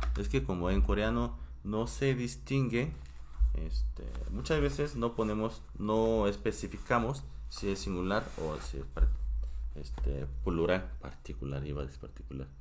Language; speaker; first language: Spanish; non-native, fluent; Korean